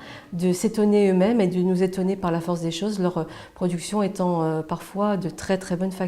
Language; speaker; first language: French; native; French